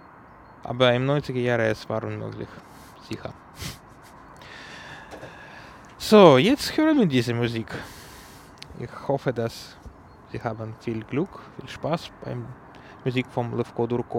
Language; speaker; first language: German; non-native, learner; Ukrainian